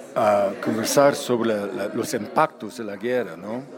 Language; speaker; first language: Spanish; non-native, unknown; English